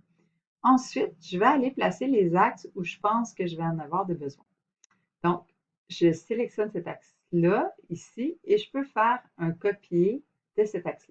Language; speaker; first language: French; native; French